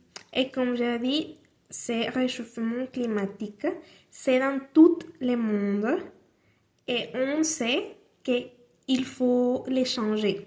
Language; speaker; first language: French; non-native, learner; Spanish